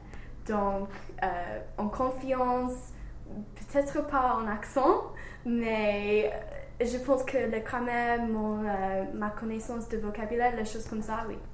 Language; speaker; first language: French; non-native, learner; English